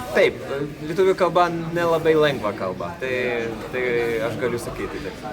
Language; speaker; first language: Lithuanian; non-native, learner; German